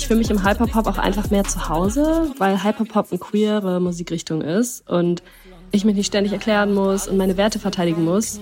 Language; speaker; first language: German; native; German